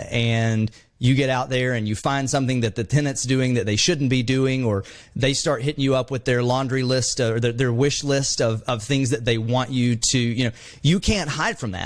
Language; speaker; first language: English; native; English